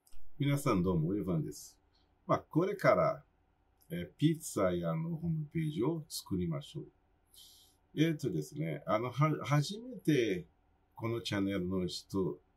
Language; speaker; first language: Japanese; non-native, fluent; Portuguese